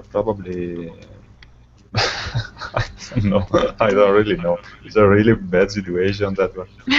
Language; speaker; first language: English; non-native, learner; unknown